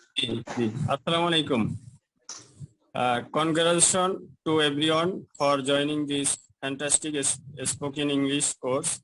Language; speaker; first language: English; non-native, learner; Bangla